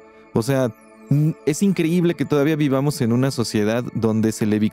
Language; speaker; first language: Spanish; native; Spanish